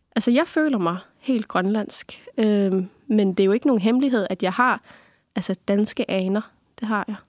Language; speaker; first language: Danish; non-native, local second language; Kalaallisut